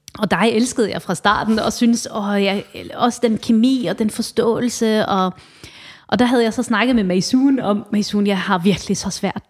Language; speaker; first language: Danish; early bilingual, other home language; Arabic